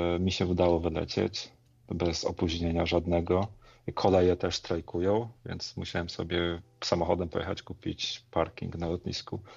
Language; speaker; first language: Polish; native; Polish